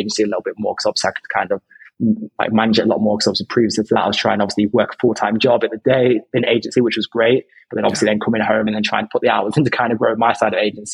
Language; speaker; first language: English; native; English